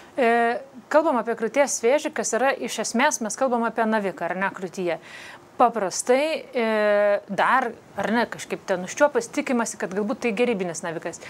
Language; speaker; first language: Lithuanian; native; Lithuanian